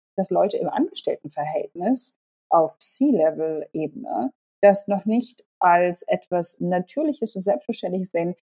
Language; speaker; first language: German; non-native, local second language; Polish